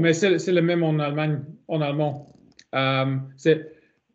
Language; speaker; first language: French; non-native, learner; German